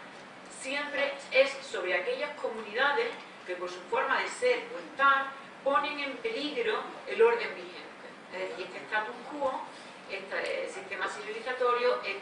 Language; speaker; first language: Spanish; native; Spanish